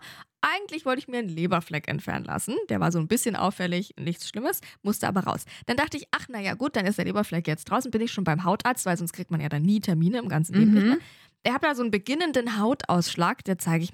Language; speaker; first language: German; native; German